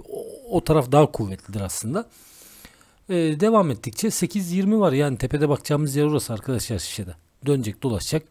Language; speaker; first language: Turkish; native; Turkish